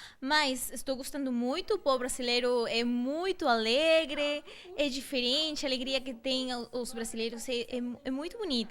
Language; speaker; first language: Portuguese; non-native, fluent; Spanish